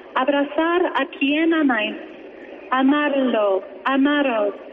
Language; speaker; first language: Spanish; non-native, fluent; English